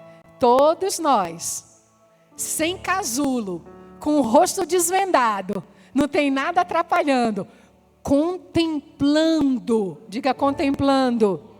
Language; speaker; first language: Portuguese; native; Portuguese